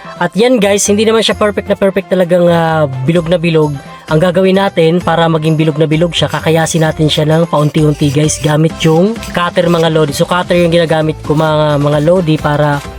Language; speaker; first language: Filipino; non-native, local second language; Bikol